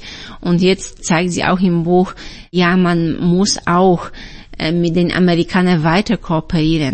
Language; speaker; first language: German; non-native, fluent; Polish